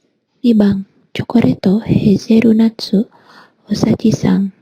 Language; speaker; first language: Japanese; non-native, learner; Indonesian